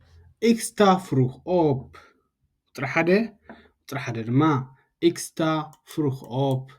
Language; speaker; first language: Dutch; non-native, learner; Tigrinya